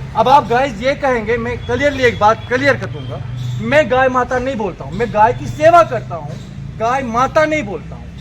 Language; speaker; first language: Hindi; non-native, local second language; Kashmiri